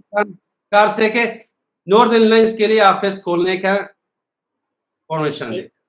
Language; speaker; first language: Hindi; non-native, learner; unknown